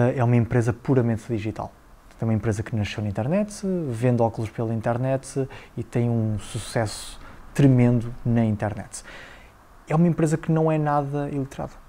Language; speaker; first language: Portuguese; native; Portuguese